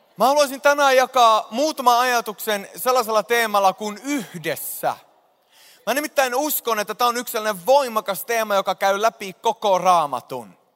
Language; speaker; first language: Finnish; native; Finnish